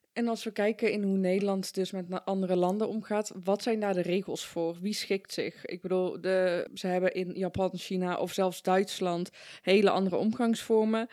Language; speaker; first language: Dutch; early bilingual, other home language; Persian